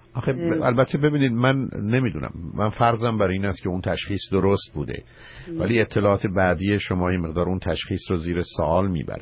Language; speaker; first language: Persian; native; Persian